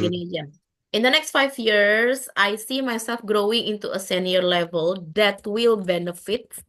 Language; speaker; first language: English; non-native, fluent; Indonesian